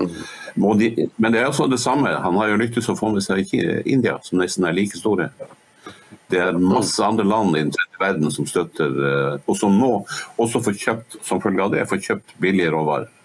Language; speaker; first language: Norwegian; native; Norwegian